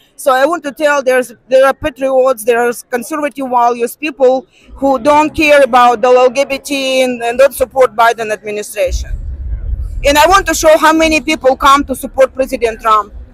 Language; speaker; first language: English; non-native, fluent; Russian